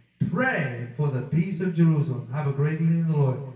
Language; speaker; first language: English; early bilingual, other home language; Spanish